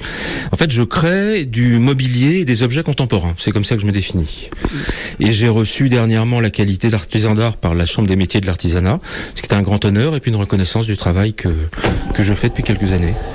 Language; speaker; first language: French; native; French